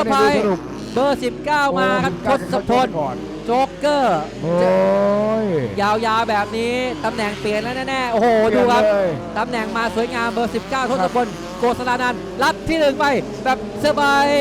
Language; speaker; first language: Thai; native; Thai